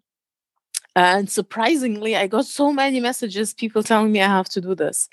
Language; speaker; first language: English; non-native, fluent; German